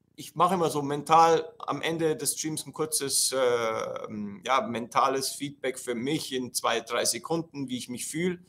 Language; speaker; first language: German; non-native, fluent; Italian